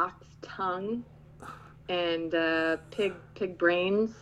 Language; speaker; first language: English; non-native, local second language; Filipino